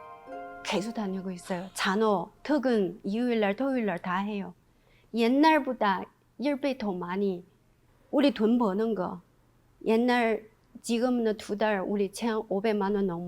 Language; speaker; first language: Korean; non-native, learner; Chinese